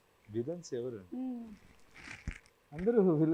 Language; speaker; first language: Telugu; non-native, learner; Kannada